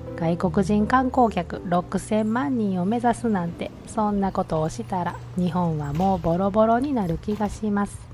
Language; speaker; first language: Japanese; native; Japanese